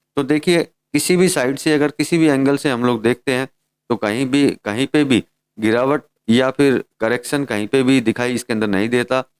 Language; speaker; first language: Hindi; native; Hindi